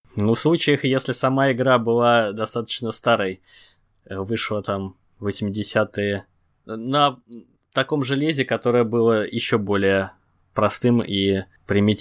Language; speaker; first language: Russian; native; Russian